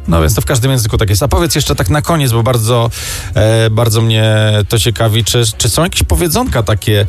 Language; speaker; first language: Polish; native; Polish